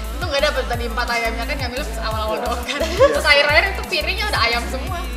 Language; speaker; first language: Indonesian; native; Indonesian